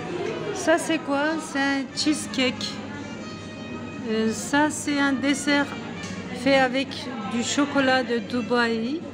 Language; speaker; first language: French; non-native, fluent; Turkish